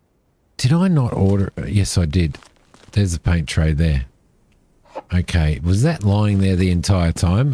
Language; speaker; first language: English; native; English